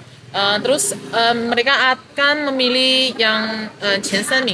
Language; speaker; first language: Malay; non-native, fluent; Chinese